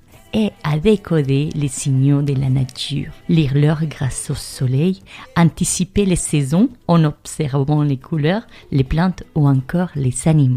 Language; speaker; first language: French; non-native, fluent; Spanish